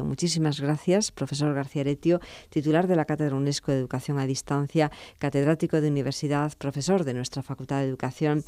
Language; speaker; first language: Spanish; native; Spanish